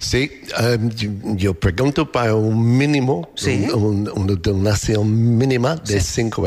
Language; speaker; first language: Spanish; non-native, learner; English